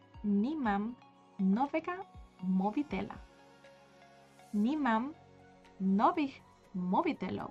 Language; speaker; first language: Slovenian; non-native, learner; Spanish